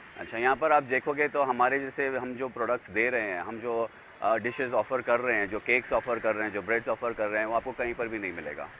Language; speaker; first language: Hindi; native; Hindi